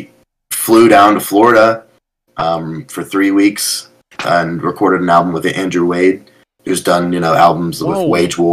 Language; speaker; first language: English; native; English